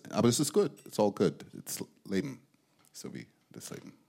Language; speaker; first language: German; non-native, fluent; English